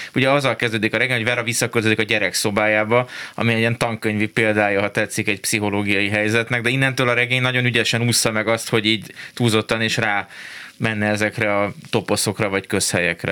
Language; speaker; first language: Hungarian; native; Hungarian